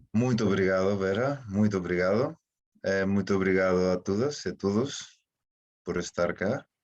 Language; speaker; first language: Portuguese; non-native, fluent; Spanish